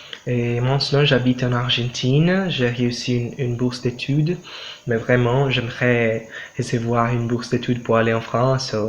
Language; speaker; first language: French; non-native, learner; Portuguese